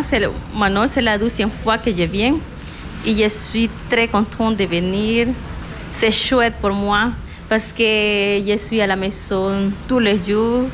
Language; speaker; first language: French; non-native, learner; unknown